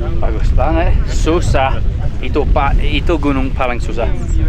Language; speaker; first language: Indonesian; non-native, learner; English